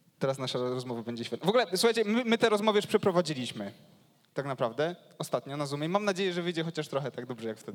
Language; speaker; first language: Polish; native; Polish